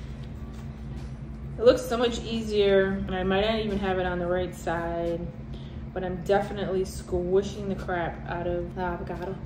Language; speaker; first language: English; native; English